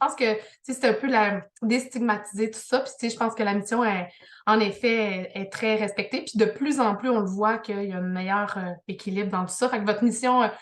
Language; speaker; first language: French; native; French